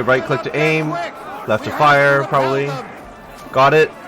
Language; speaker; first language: English; native; English